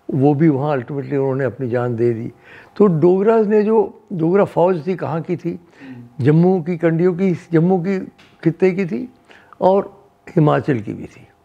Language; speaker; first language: Hindi; non-native, local second language; Dogri